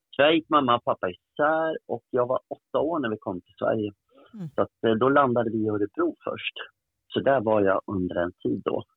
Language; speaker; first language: Swedish; early bilingual, other home language; Portuguese